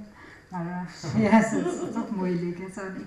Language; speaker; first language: Dutch; non-native, learner; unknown